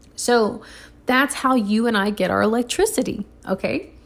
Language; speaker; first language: English; early bilingual, other home language; Spanish